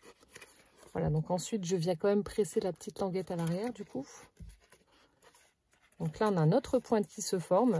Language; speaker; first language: French; native; French